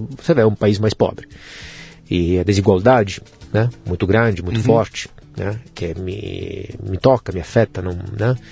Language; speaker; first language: Portuguese; non-native, fluent; Italian